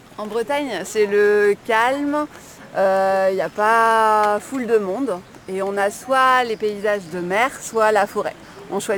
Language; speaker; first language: French; native; French